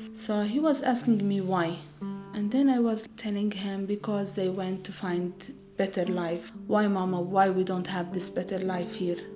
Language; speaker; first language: English; non-native, fluent; Arabic